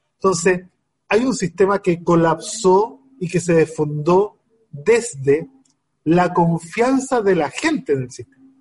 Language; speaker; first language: Spanish; native; Spanish